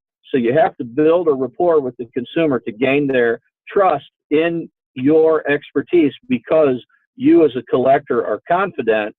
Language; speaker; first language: English; native; English